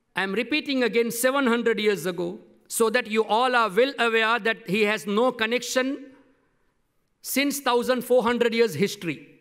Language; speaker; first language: English; non-native, local second language; Memoni